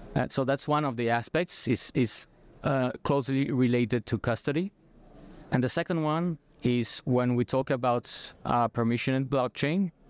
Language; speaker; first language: English; non-native, fluent; French